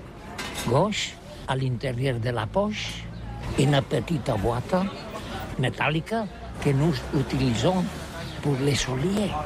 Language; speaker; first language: French; non-native, learner; Catalan